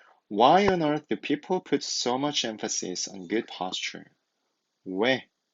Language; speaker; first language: English; non-native, fluent; Korean